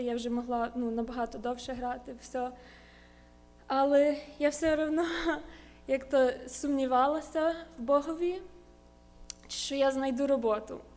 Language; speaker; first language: Ukrainian; early bilingual, heritage; Ukrainian